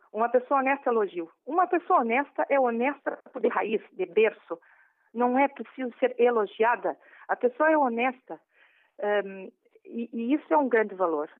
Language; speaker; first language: Portuguese; native; Portuguese